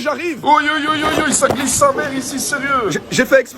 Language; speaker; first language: French; native; French